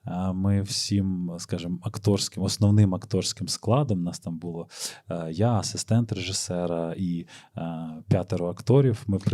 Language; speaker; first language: Ukrainian; native; Ukrainian